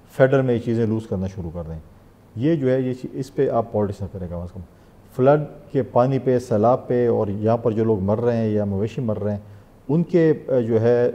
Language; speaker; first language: Urdu; non-native, local second language; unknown